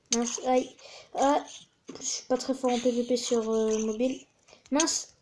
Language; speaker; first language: French; native; French